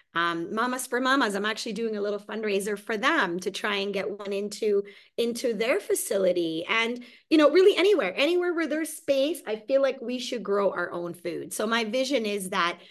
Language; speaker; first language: English; early bilingual, other home language; Hungarian